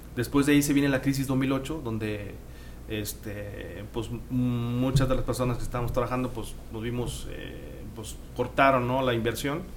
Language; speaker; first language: Spanish; native; Spanish